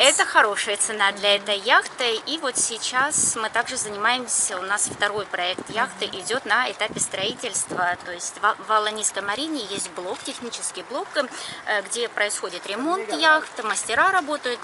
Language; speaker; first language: Russian; native; Russian